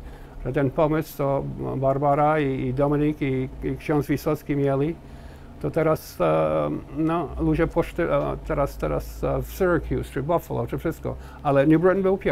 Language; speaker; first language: Polish; early bilingual, heritage; Polish